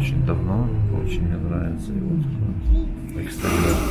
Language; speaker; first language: Russian; native; Russian